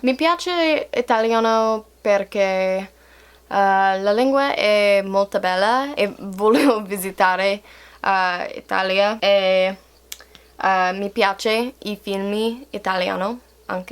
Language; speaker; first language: Italian; non-native, learner; English